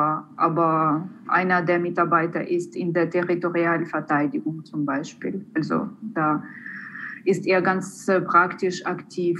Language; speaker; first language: German; non-native, fluent; Ukrainian